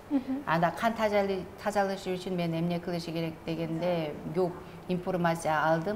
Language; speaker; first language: Kyrgyz; non-native, learner; Korean